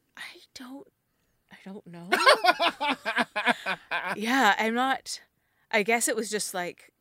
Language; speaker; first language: English; native; English